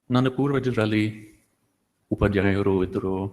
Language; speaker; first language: Kannada; non-native, fluent; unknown